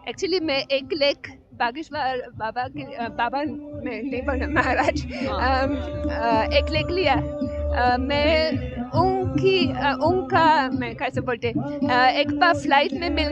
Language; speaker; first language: Hindi; non-native, learner; German